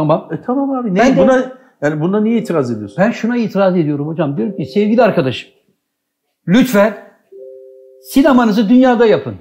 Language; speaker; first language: Turkish; native; Turkish